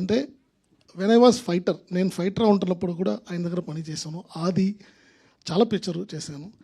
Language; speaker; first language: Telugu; non-native, local second language; Tamil